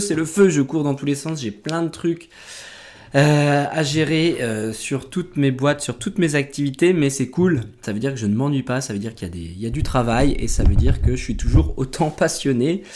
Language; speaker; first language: French; native; French